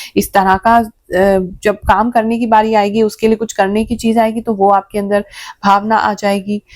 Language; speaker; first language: Hindi; native; Hindi